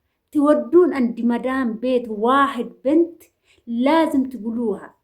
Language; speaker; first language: Arabic; non-native, learner; Oromo